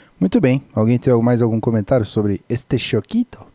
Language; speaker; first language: Portuguese; native; Portuguese